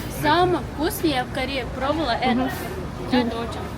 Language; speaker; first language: Russian; non-native, local second language; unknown